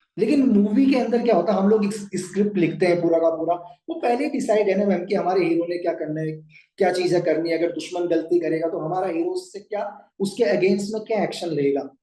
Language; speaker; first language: Hindi; native; Hindi